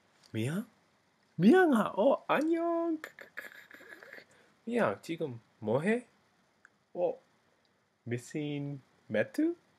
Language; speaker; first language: Korean; non-native, learner; English